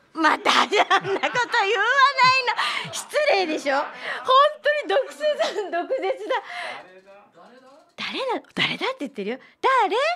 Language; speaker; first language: Japanese; native; Japanese